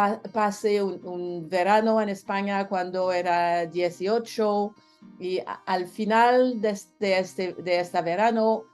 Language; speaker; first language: Spanish; non-native, learner; French